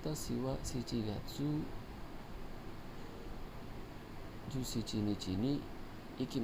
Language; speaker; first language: Japanese; non-native, learner; Indonesian